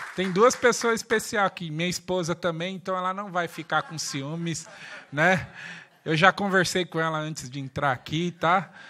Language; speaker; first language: Portuguese; native; Portuguese